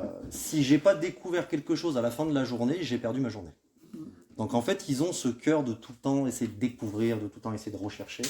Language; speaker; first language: French; native; French